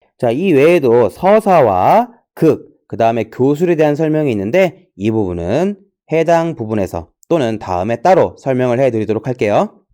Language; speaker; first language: Korean; native; Korean